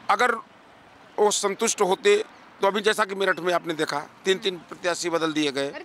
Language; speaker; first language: Hindi; native; Hindi